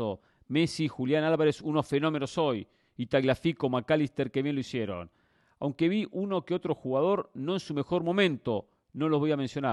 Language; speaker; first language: Spanish; native; Spanish